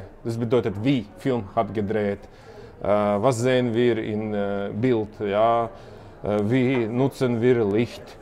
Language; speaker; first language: German; non-native, learner; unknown